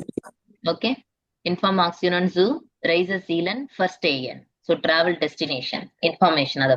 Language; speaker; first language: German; non-native, fluent; Tamil